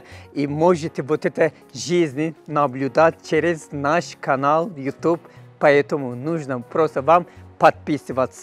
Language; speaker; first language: Russian; non-native, fluent; Turkish